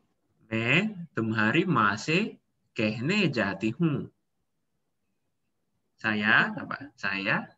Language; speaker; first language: Hindi; non-native, fluent; Indonesian